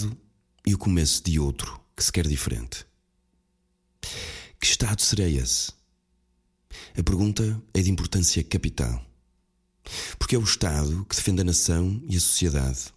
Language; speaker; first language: Portuguese; native; Portuguese